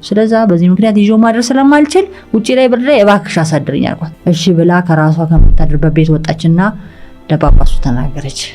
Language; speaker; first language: Amharic; early bilingual, other home language; English